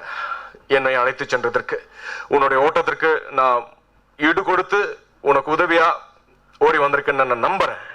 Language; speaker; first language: Tamil; native; Tamil